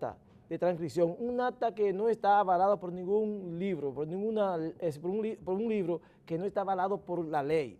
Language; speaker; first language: Spanish; native; Spanish